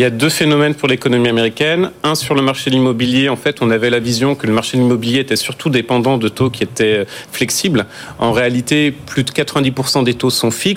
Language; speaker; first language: French; native; French